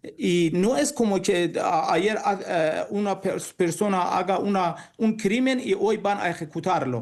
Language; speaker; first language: Spanish; non-native, learner; Persian